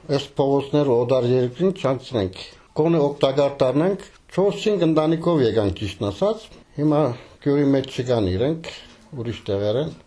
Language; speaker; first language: Armenian; early bilingual, heritage; Armenian